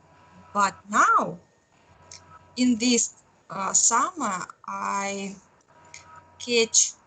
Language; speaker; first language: English; non-native, learner; Russian